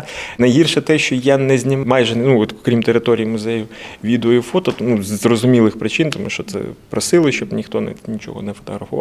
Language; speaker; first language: Ukrainian; native; Ukrainian